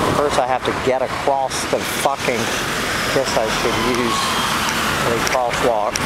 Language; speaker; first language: English; native; English